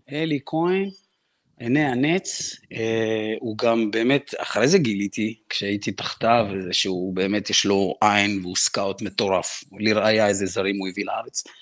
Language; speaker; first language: Hebrew; early bilingual, other home language; Russian